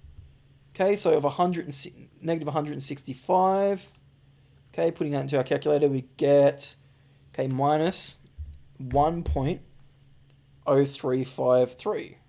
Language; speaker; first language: English; native; English